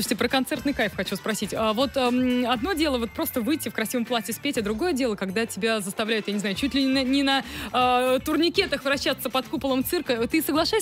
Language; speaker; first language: Russian; native; Russian